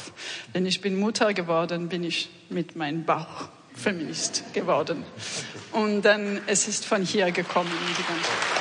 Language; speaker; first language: German; non-native, learner; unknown